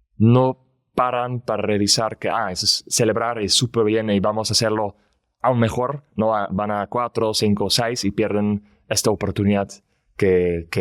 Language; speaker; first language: Spanish; non-native, fluent; Dutch